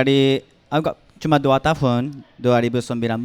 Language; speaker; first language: Indonesian; non-native, learner; Japanese